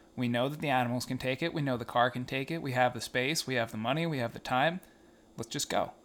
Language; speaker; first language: English; native; English